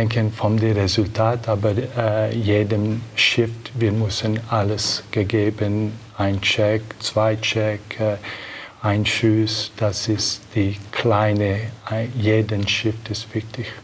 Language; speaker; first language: German; non-native, learner; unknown